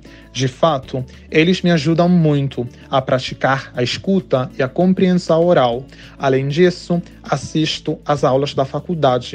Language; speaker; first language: Portuguese; non-native, fluent; Italian